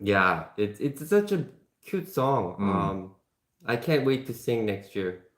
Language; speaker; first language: English; non-native, fluent; Korean